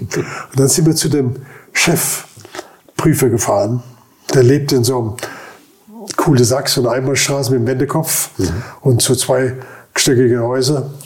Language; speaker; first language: German; native; German